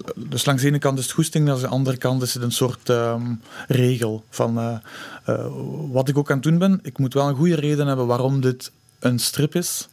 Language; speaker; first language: Dutch; native; Dutch